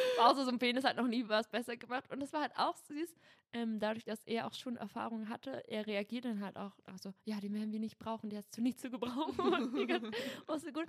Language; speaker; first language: German; native; German